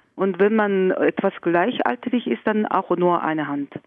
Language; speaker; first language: German; non-native, fluent; Korean